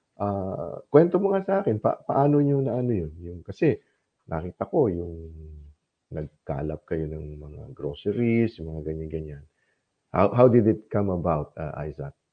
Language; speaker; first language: Filipino; native; Filipino